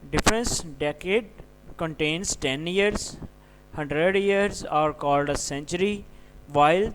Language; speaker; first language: English; non-native, local second language; Urdu